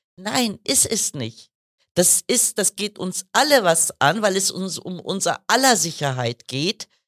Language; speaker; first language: German; early bilingual, other home language; Kurdish